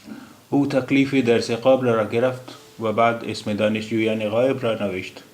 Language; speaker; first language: Persian; non-native, fluent; Urdu